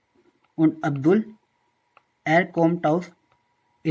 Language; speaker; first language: German; non-native, learner; Hindi